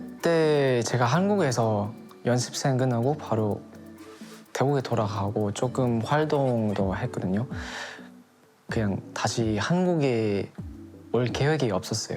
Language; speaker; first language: Korean; non-native, fluent; Thai